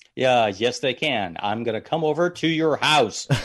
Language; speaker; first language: English; native; English